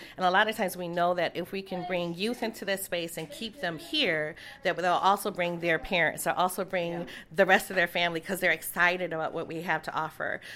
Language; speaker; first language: English; native; English